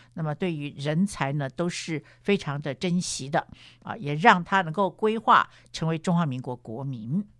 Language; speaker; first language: Chinese; native; Chinese